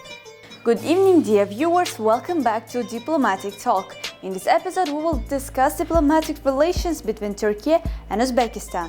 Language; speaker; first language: English; non-native, fluent; Uzbek